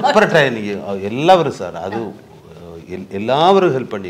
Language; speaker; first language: Tamil; non-native, learner; Malayalam